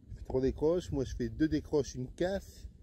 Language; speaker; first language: French; native; French